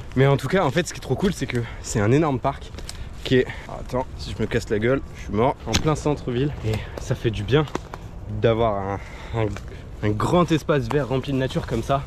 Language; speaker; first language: French; native; French